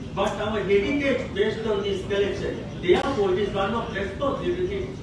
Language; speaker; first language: English; non-native, local second language; Sinhala